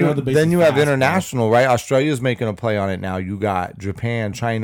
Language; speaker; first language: English; native; English